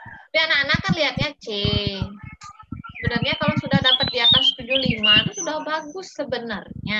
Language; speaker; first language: Indonesian; non-native, local second language; Balinese